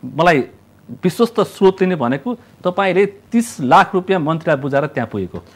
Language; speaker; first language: Nepali; native; Nepali